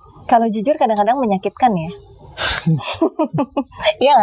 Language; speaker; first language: Indonesian; native; Indonesian